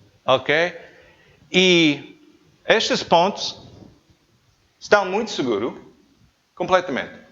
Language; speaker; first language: Portuguese; non-native, learner; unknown